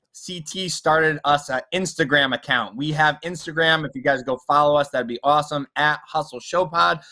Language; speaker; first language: English; native; English